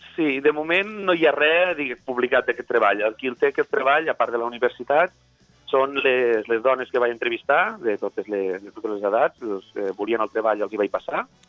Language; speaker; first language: Catalan; native; Catalan